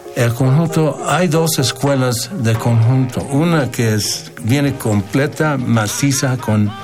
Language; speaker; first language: Spanish; non-native, fluent; English